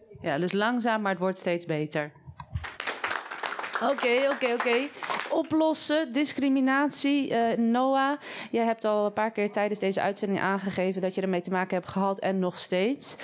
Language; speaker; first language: Dutch; native; Dutch